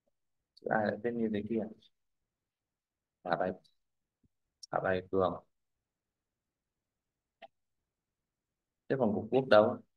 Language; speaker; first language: Vietnamese; native; Vietnamese